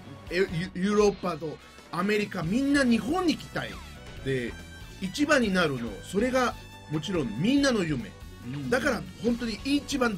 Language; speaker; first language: Japanese; non-native, learner; Spanish